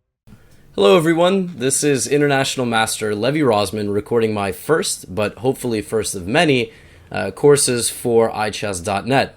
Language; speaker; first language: English; native; English